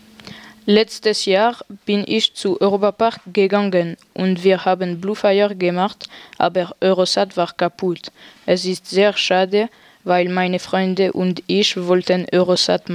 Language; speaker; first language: German; non-native, learner; French